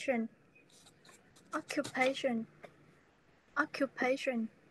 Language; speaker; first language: English; non-native, learner; Vietnamese